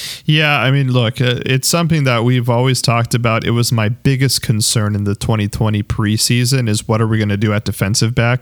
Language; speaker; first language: English; native; English